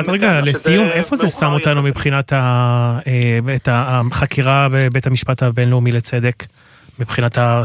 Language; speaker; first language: Hebrew; non-native, local second language; Arabic